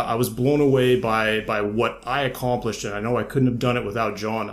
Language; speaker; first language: English; native; English